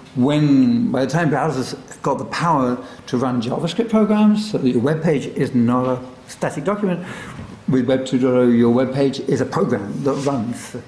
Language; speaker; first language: English; native; English